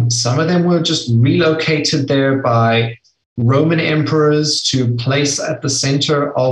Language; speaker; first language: English; native; English